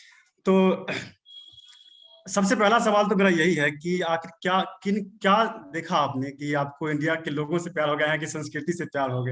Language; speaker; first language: Hindi; native; Hindi